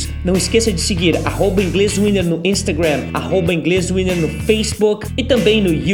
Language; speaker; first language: Portuguese; native; Portuguese